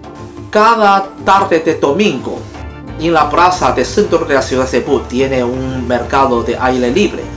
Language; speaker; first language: Spanish; non-native, fluent; Chinese